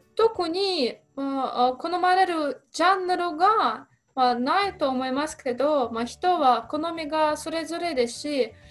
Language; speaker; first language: Japanese; non-native, fluent; Russian